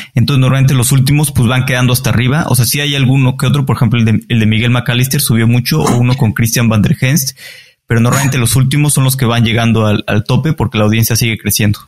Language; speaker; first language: Spanish; native; Spanish